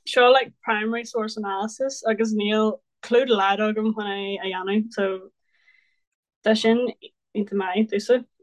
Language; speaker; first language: Irish; non-native, local second language; English